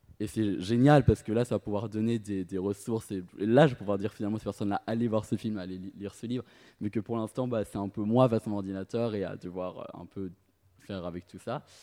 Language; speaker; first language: French; native; French